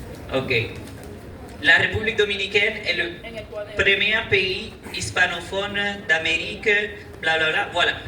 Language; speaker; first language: French; non-native, fluent; Spanish